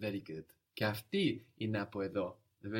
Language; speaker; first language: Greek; non-native, fluent; English